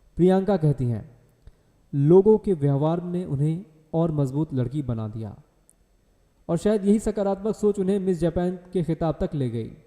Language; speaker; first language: Hindi; native; Hindi